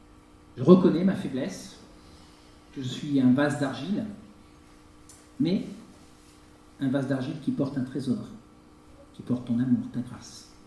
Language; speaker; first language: French; native; French